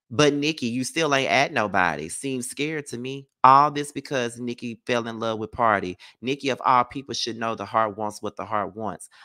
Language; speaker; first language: English; native; English